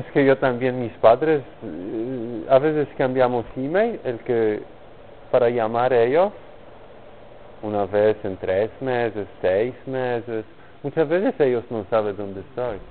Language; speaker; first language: Spanish; non-native, learner; Polish